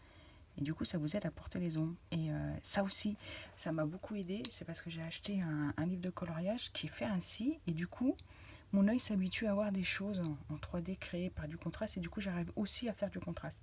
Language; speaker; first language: French; native; French